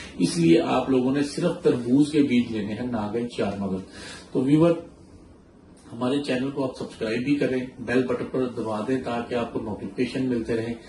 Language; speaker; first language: Urdu; non-native, local second language; Punjabi